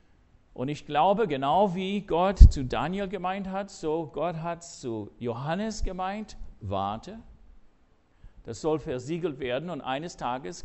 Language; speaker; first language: German; non-native, fluent; English